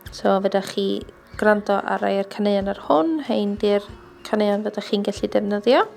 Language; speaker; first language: Welsh; native; Welsh